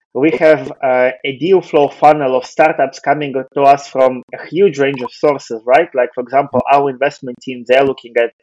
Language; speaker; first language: English; non-native, fluent; Russian